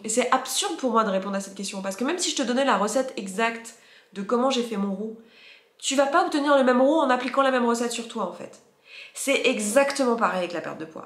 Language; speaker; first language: French; native; French